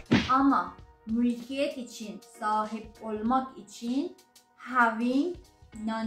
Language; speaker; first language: Turkish; non-native, learner; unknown